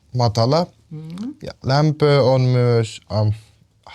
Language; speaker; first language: Finnish; non-native, learner; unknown